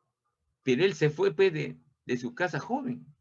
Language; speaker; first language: Spanish; native; Spanish